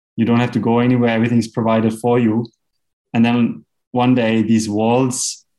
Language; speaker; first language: English; non-native, fluent; German